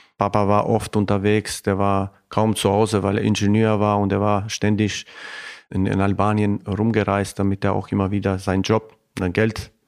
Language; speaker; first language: German; non-native, fluent; Albanian